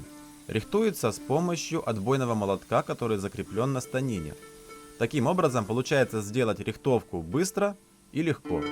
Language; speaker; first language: Russian; native; Russian